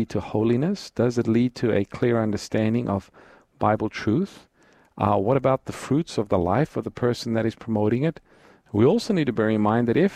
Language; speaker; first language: English; native; English